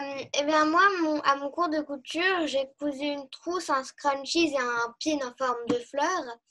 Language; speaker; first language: French; early bilingual, heritage; French